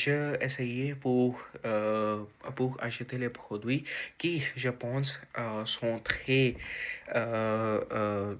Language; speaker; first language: French; non-native, learner; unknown